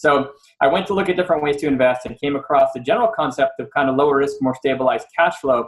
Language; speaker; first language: English; native; English